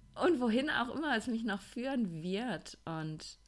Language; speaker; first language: German; native; German